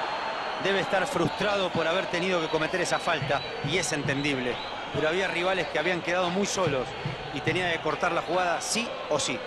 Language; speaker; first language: Spanish; native; Spanish